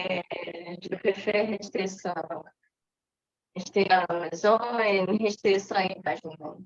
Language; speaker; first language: French; non-native, learner; Portuguese